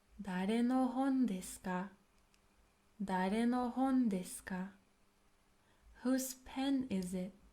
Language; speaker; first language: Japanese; non-native, fluent; English